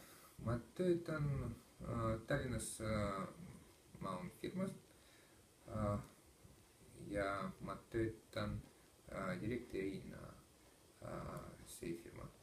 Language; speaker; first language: Estonian; non-native, learner; Russian